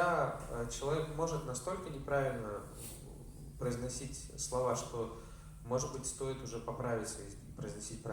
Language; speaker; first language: Russian; native; Russian